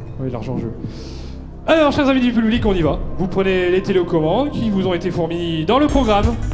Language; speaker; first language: French; native; French